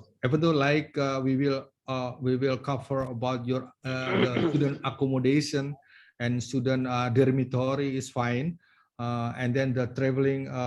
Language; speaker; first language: English; non-native, learner; Indonesian